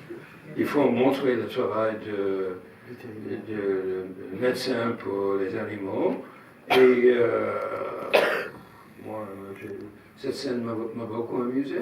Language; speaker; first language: French; non-native, fluent; English